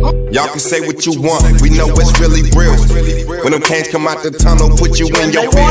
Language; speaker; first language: English; native; English